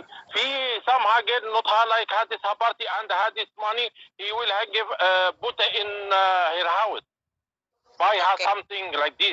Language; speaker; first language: English; non-native, learner; Arabic